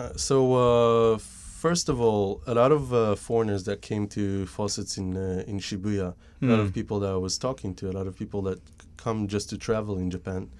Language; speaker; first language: English; non-native, fluent; Hebrew